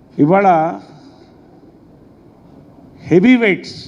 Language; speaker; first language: Telugu; native; Telugu